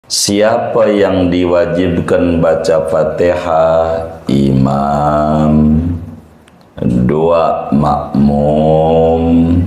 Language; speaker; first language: Indonesian; native; Indonesian